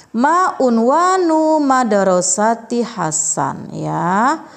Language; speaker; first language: Arabic; non-native, fluent; Indonesian